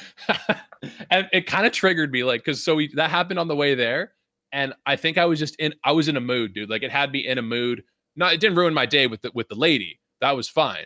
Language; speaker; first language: English; native; English